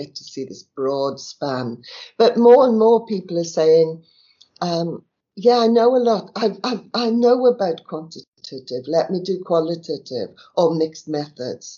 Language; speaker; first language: English; native; English